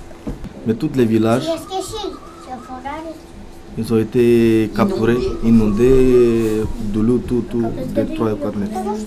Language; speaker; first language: French; non-native, learner; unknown